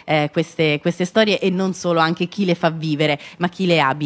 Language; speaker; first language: Italian; native; Italian